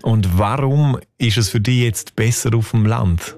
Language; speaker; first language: German; native; German